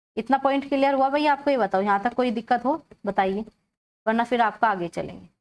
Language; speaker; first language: Hindi; native; Hindi